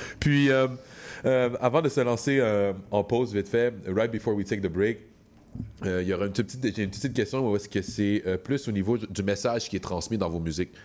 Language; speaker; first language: French; native; French